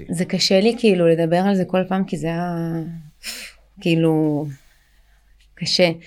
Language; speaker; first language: Hebrew; early bilingual, other home language; Russian